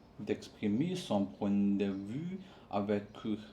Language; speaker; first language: French; non-native, learner; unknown